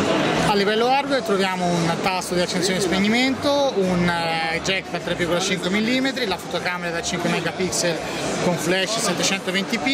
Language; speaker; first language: Italian; native; Italian